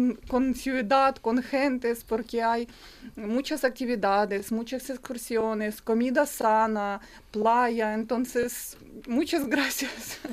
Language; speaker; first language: Spanish; non-native, learner; Ukrainian